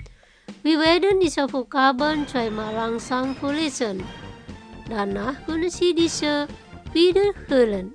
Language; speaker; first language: German; non-native, fluent; Indonesian